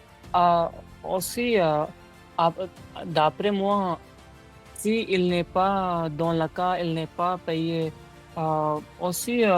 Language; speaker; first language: French; non-native, learner; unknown